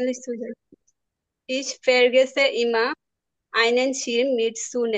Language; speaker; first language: German; non-native, learner; Bangla